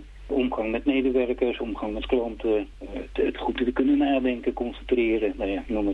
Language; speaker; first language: Dutch; native; Dutch